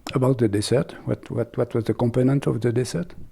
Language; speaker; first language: English; non-native, fluent; French